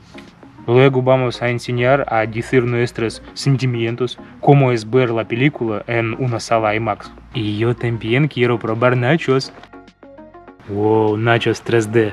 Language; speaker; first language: Spanish; non-native, learner; Russian